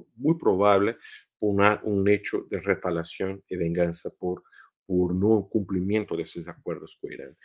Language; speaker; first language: Spanish; non-native, fluent; Portuguese